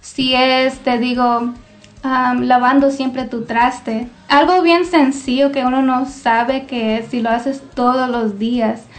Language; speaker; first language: Spanish; early bilingual, heritage; Spanish